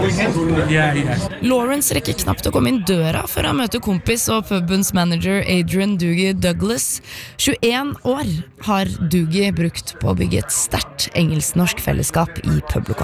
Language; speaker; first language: Norwegian; native; Norwegian